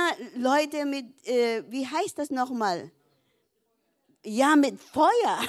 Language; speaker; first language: German; non-native, learner; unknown